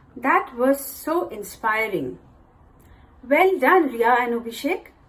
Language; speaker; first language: English; non-native, local second language; Bangla